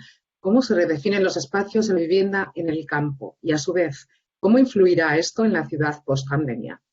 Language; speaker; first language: Spanish; native; Spanish